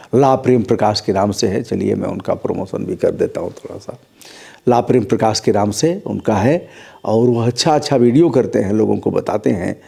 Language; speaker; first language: Hindi; native; Hindi